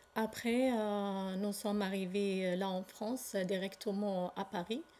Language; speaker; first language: French; non-native, learner; Arabic